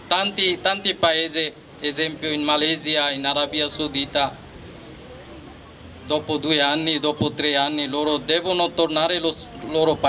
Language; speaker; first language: Italian; non-native, learner; Bangla